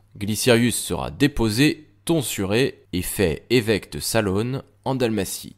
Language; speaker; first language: French; native; French